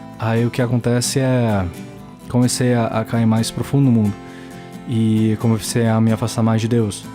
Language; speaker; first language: Portuguese; early bilingual, heritage; English